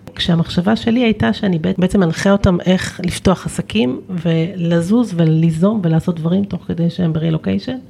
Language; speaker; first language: Hebrew; native; Hebrew